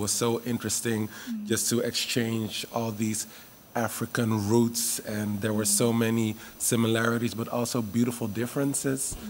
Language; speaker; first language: English; early bilingual, other home language; Dutch